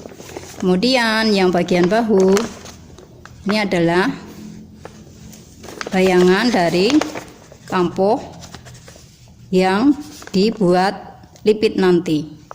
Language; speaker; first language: Indonesian; native; Indonesian